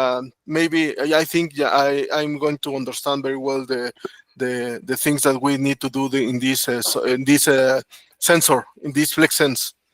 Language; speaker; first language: English; non-native, learner; Spanish